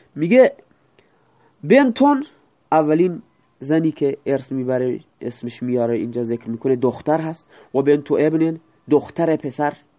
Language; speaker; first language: Persian; non-native, local second language; Baluchi